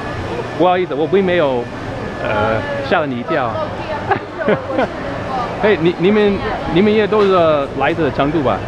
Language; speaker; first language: Chinese; non-native, learner; English